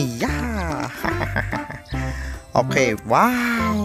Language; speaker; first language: English; non-native, learner; Khmer